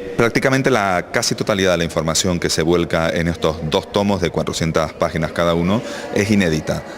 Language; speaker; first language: Spanish; native; Spanish